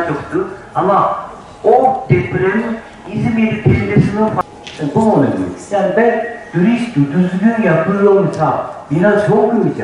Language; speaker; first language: Turkish; non-native, learner; Japanese